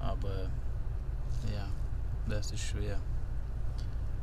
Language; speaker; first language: German; non-native, learner; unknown